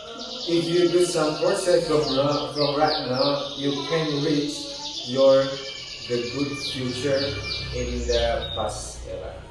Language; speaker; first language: English; non-native, learner; Indonesian